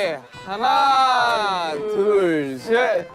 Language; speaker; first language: Korean; native; Korean